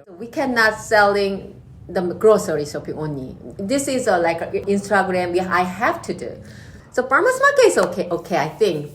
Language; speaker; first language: English; non-native, learner; Korean